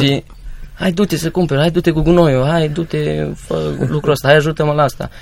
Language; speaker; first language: Romanian; native; Romanian